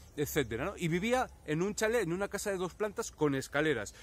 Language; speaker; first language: Spanish; native; Spanish